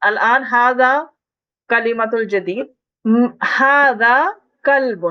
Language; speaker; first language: Arabic; non-native, fluent; Urdu